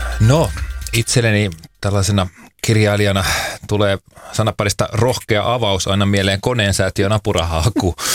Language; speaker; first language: Finnish; native; Finnish